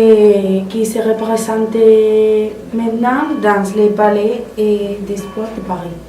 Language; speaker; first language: French; non-native, learner; Spanish